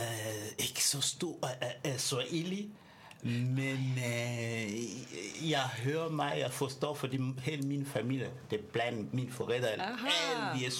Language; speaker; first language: Danish; early bilingual, other home language; Swahili